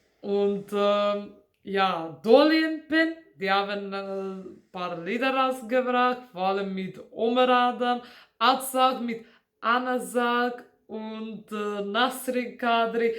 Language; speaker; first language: German; non-native, fluent; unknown